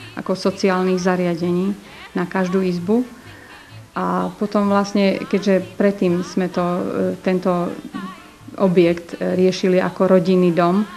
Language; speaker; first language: Slovak; native; Slovak